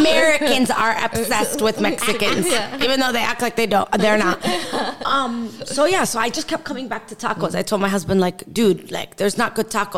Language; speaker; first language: English; native; English